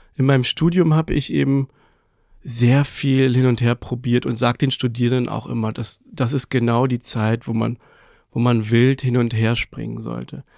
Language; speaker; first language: German; early bilingual, other home language; Persian